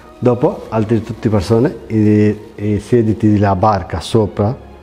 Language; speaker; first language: Italian; non-native, learner; Bangla